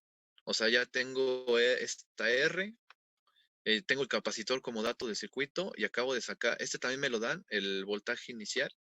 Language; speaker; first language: Spanish; native; Spanish